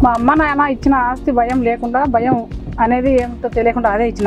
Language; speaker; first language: Telugu; native; Telugu